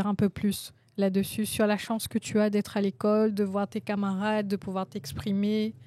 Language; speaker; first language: French; native; French